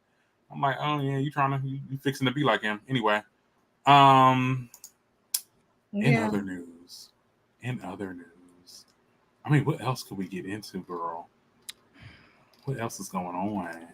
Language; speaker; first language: English; native; English